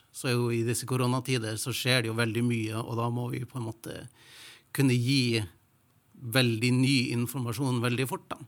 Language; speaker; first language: Norwegian; native; Norwegian